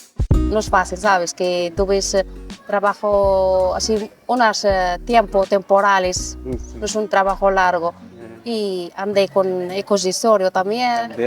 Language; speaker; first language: Spanish; non-native, learner; Arabic